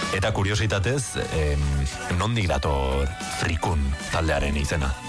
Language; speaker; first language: Basque; native; Basque